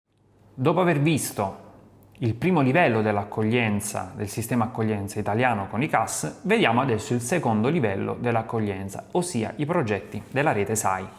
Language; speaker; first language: Italian; native; Italian